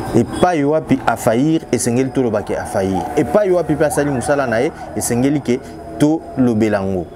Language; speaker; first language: French; non-native, local second language; Lingala